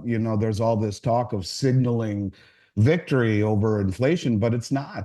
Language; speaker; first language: English; native; English